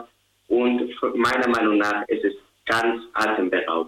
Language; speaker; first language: German; non-native, fluent; Spanish